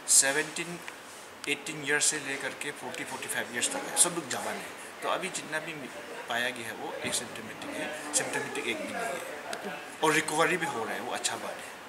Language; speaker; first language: Hindi; non-native, local second language; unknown